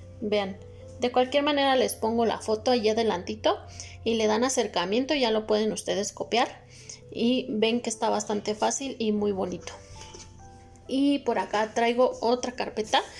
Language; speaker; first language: Spanish; native; Spanish